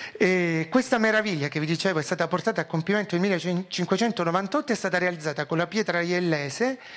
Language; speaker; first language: Italian; native; Italian